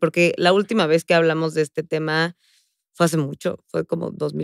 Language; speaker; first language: Spanish; native; Spanish